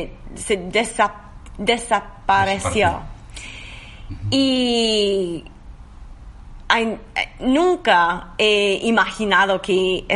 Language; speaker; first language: Spanish; non-native, learner; English